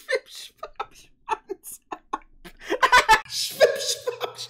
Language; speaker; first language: German; native; German